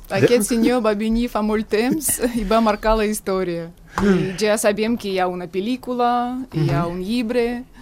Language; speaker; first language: Catalan; non-native, fluent; Russian